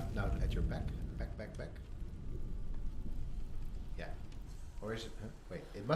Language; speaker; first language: English; non-native, fluent; Dutch